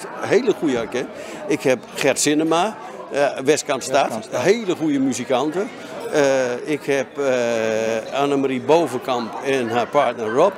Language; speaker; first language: Dutch; native; Dutch